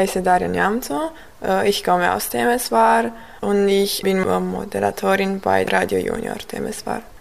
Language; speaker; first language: German; non-native, local second language; Romanian